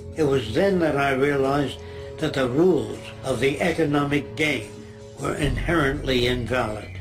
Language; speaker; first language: English; native; English